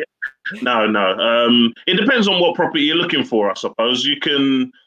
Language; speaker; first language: English; native; English